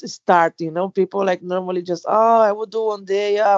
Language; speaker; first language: English; non-native, fluent; Portuguese